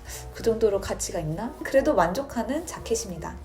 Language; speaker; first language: Korean; native; Korean